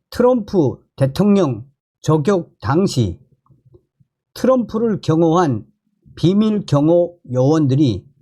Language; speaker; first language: Korean; native; Korean